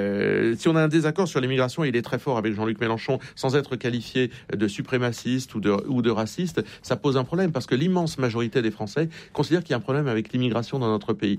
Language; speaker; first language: French; native; French